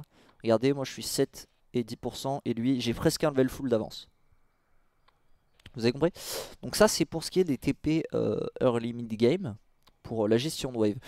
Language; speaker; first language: French; native; French